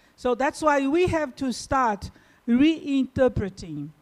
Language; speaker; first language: English; non-native, fluent; Portuguese